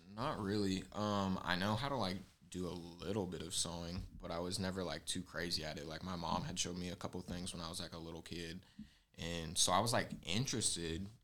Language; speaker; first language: English; native; English